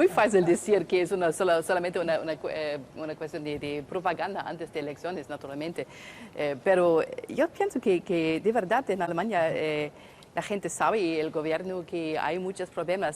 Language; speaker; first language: Spanish; non-native, fluent; German